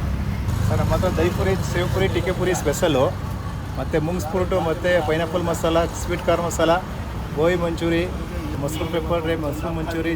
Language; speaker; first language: Kannada; native; Kannada